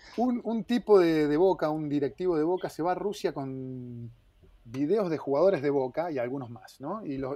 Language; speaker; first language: Spanish; native; Spanish